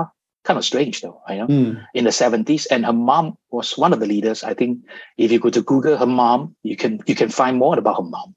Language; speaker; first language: English; non-native, local second language; Cantonese